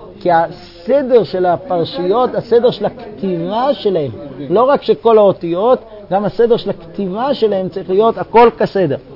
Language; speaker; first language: Hebrew; non-native, fluent; English